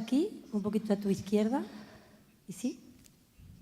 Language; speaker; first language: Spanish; native; Spanish